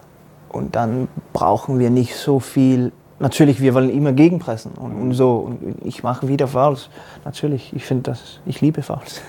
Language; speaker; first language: German; non-native, learner; Danish